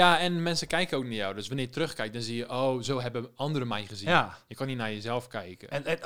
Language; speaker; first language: Dutch; native; Dutch